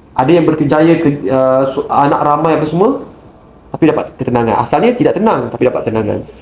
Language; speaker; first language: Malay; native; Malay